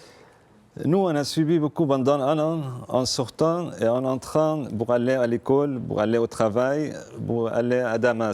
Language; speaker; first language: French; non-native, fluent; Arabic